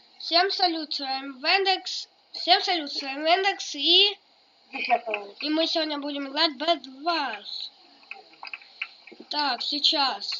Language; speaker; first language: Russian; native; Russian